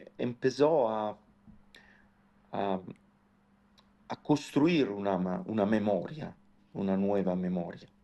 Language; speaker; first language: Spanish; non-native, fluent; Italian